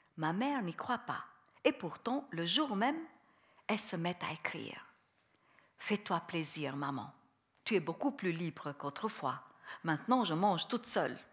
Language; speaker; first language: French; non-native, fluent; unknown